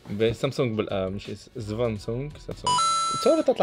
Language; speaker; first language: Arabic; native; Arabic